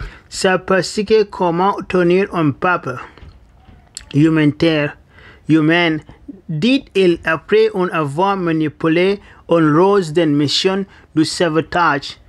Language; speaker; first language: French; non-native, learner; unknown